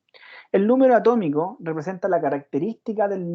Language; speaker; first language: Spanish; native; Spanish